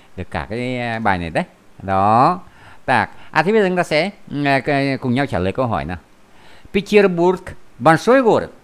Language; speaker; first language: Vietnamese; native; Vietnamese